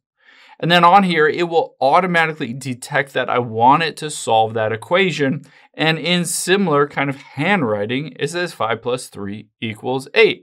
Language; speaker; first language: English; native; English